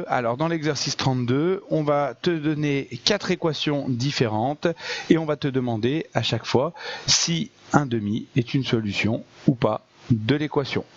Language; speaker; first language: French; native; French